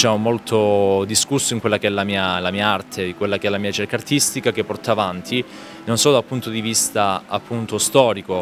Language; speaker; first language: Italian; native; Italian